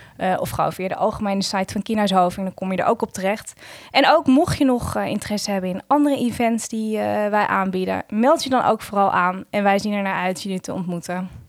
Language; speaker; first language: Dutch; native; Dutch